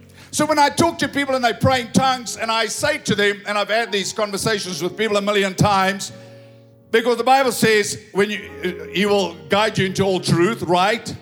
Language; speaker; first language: English; non-native, local second language; Afrikaans